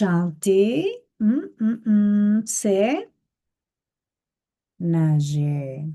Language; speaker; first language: French; non-native, fluent; Spanish